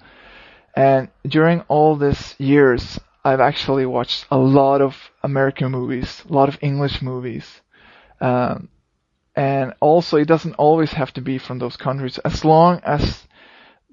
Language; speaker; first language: English; non-native, fluent; Swedish